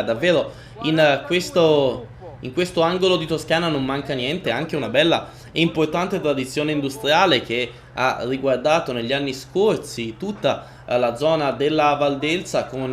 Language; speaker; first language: Italian; native; Italian